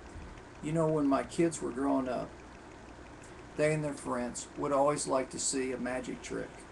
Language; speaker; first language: English; native; English